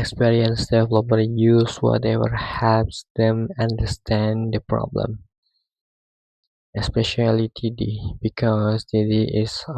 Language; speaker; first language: English; non-native, learner; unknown